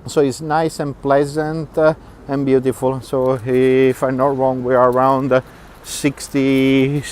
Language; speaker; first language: English; non-native, fluent; Italian